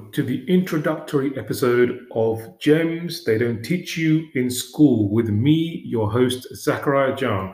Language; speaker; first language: English; native; English